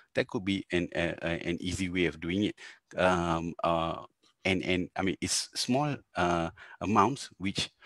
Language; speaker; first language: English; non-native, local second language; Tamil